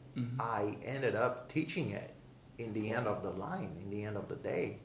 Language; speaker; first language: English; non-native, fluent; Portuguese